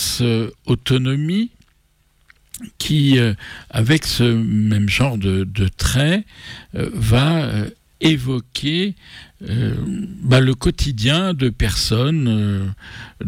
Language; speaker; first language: French; native; French